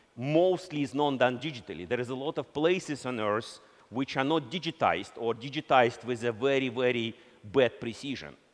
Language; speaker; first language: English; non-native, fluent; Russian